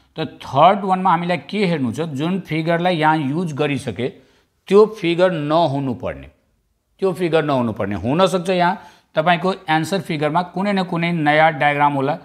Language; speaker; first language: Nepali; non-native, local second language; Bhojpuri